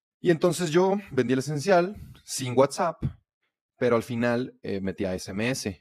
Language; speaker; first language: Spanish; native; Spanish